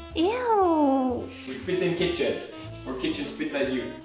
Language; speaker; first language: English; non-native, fluent; Swedish